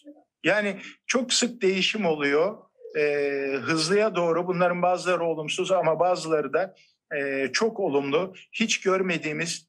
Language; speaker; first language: Turkish; native; Turkish